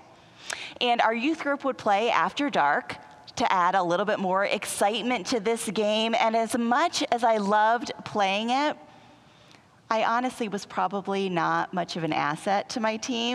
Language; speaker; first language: English; native; English